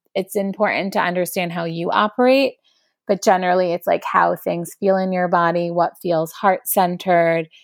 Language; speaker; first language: English; native; English